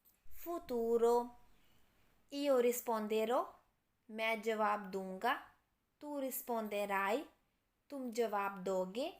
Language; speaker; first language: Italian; non-native, fluent; Urdu